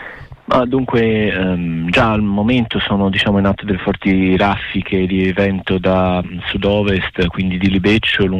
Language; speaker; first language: Italian; native; Italian